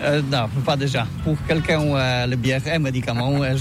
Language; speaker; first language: French; non-native, learner; Polish